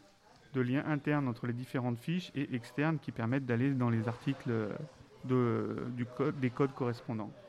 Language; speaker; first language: French; native; French